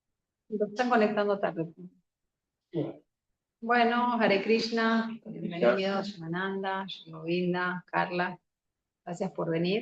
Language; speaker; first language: Spanish; native; Spanish